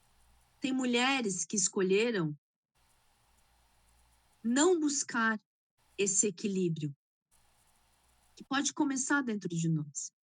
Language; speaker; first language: Portuguese; native; Portuguese